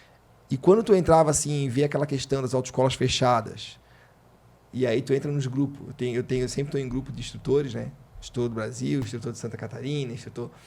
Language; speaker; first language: Portuguese; native; Portuguese